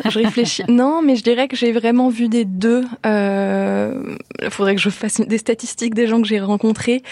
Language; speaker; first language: French; native; French